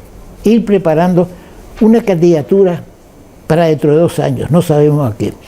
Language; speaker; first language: Spanish; native; Spanish